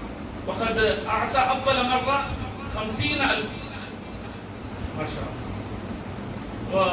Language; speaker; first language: Arabic; non-native, fluent; Urdu